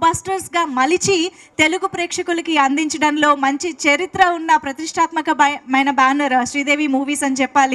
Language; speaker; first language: Telugu; native; Telugu